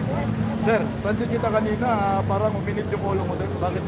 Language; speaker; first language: Filipino; native; Filipino